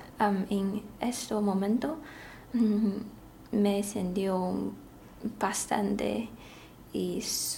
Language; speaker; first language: Spanish; non-native, learner; Chinese